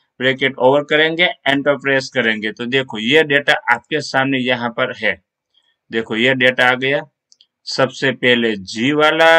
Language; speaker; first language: Hindi; non-native, local second language; Gujarati